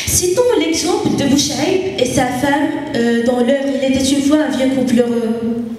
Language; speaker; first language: French; non-native, local second language; Arabic